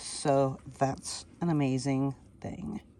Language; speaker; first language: English; native; English